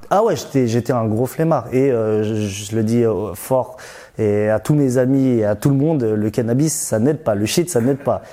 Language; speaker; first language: French; early bilingual, other home language; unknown